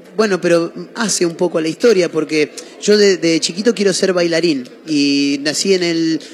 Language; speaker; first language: Spanish; native; Spanish